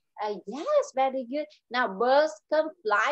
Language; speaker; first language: English; non-native, learner; Vietnamese